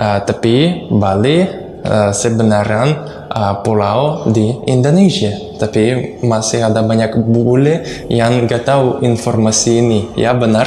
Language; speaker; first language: Indonesian; non-native, learner; Russian